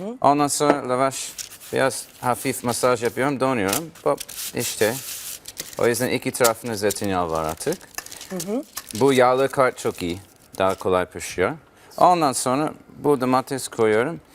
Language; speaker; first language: Turkish; non-native, learner; English